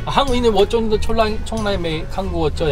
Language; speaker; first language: Chinese; non-native, learner; Korean